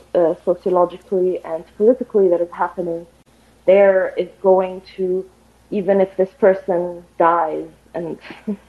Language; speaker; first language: English; non-native, fluent; Arabic